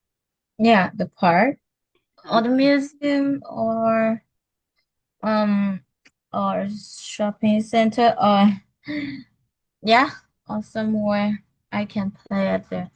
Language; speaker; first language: English; non-native, learner; Vietnamese